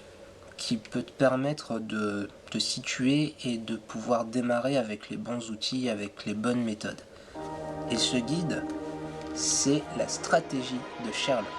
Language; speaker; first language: French; native; French